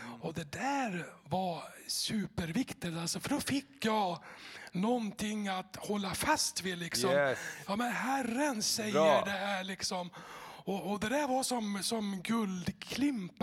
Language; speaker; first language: Swedish; native; Swedish